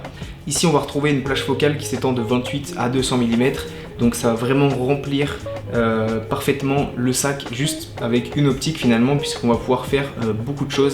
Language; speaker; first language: French; native; French